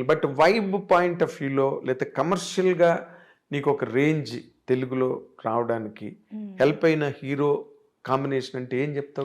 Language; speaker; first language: Telugu; native; Telugu